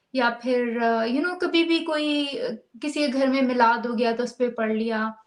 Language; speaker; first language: Urdu; native; Urdu